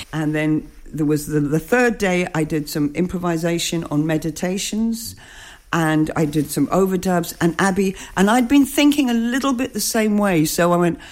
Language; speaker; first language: English; native; English